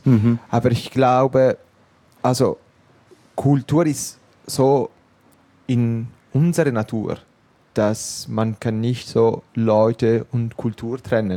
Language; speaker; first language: German; non-native, local second language; Italian